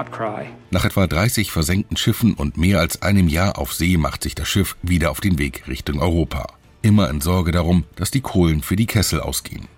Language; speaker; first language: German; native; German